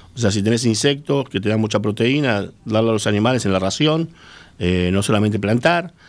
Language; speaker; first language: Spanish; native; Spanish